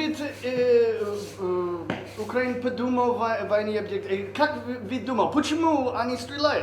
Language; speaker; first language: Russian; non-native, learner; English